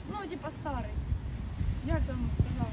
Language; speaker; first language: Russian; non-native, local second language; Ukrainian